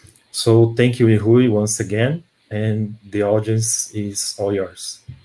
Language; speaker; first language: English; non-native, fluent; Portuguese